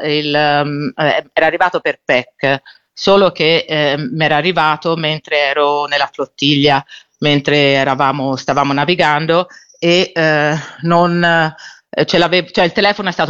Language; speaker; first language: Italian; native; Italian